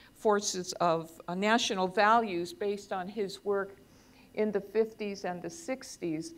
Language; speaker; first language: English; native; English